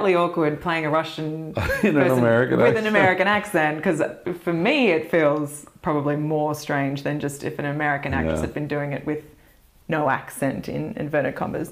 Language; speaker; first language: English; native; English